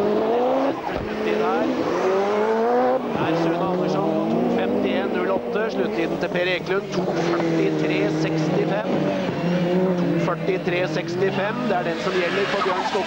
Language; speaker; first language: Norwegian; native; Norwegian